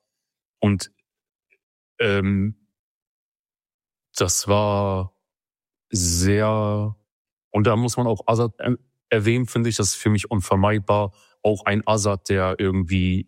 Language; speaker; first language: German; early bilingual, other home language; Kurdish